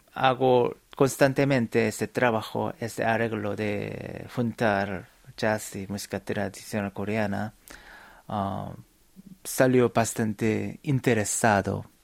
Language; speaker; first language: Spanish; non-native, fluent; Korean